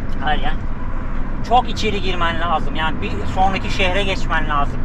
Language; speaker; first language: Turkish; native; Turkish